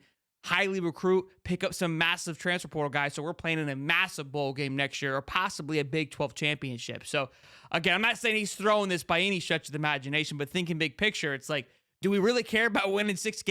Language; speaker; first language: English; native; English